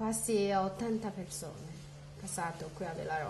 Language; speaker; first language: Italian; non-native, learner; Chinese